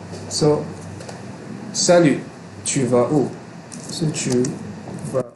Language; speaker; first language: French; non-native, fluent; Malay